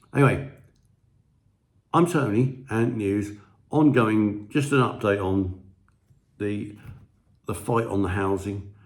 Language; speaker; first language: English; native; English